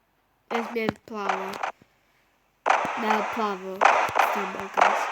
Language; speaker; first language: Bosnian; early bilingual, heritage; Bosnian